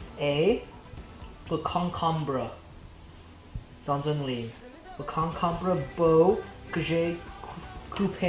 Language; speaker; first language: French; non-native, learner; English